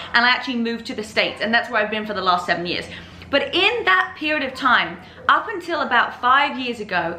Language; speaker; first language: English; native; English